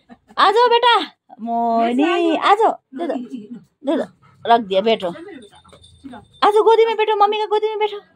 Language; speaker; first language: Hindi; non-native, local second language; Nepali